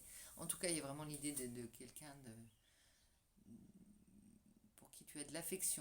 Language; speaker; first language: French; native; French